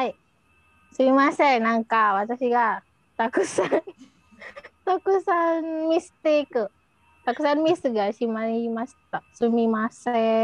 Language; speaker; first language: Japanese; non-native, learner; Indonesian